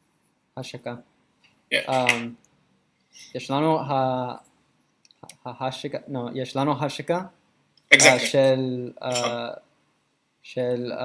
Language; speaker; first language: Hebrew; non-native, learner; English